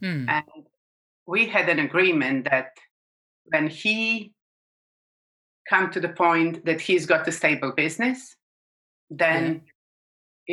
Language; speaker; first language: English; non-native, fluent; Serbian